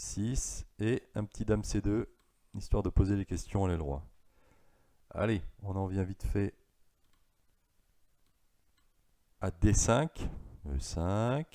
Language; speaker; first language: French; native; French